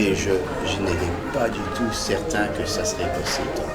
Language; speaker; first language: French; early bilingual, heritage; English